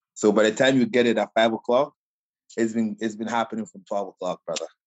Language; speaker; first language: English; non-native, local second language; Akan